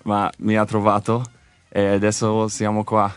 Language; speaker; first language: Italian; non-native, learner; English